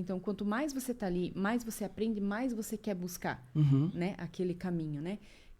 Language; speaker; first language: Portuguese; native; Portuguese